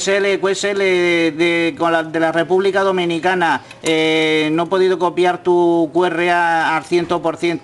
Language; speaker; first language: Spanish; native; Spanish